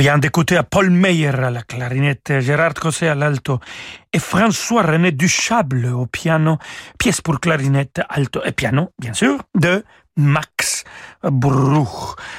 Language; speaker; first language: French; non-native, fluent; Spanish